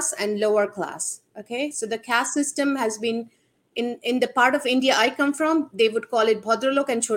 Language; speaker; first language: English; non-native, local second language; Bangla